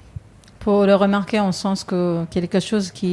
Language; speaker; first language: French; non-native, fluent; Japanese